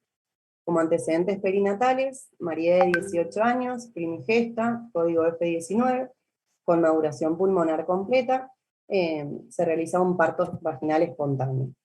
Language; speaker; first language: Spanish; native; Spanish